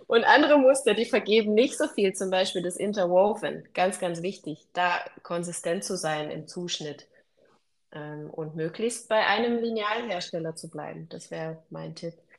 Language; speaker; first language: German; native; German